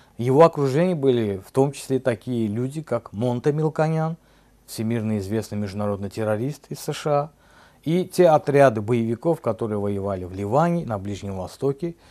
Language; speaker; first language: Russian; non-native, local second language; Azerbaijani